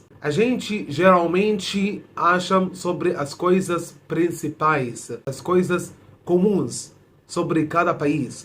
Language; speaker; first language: Portuguese; non-native, fluent; Arabic